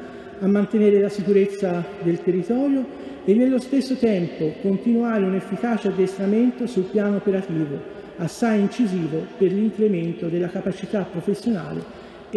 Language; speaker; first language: Italian; native; Italian